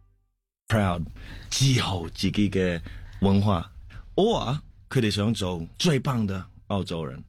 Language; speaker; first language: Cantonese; early bilingual, heritage; Cantonese